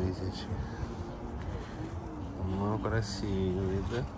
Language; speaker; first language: Russian; native; Russian